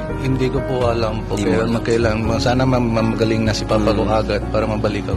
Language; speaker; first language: Filipino; non-native, learner; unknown